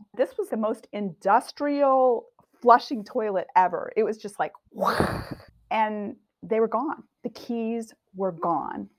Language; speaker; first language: English; native; English